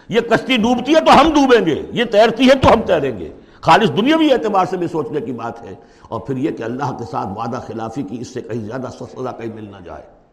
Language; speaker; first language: Urdu; native; Urdu